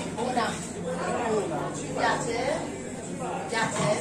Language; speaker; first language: Italian; non-native, learner; Filipino